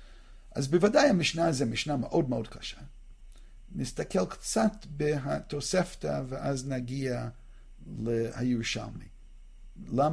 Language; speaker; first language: Hebrew; non-native, fluent; English